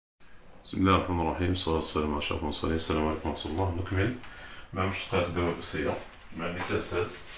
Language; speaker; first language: Arabic; native; Arabic